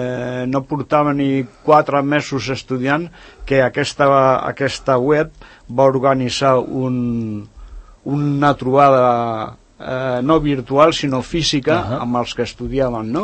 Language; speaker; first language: Catalan; non-native, local second language; Spanish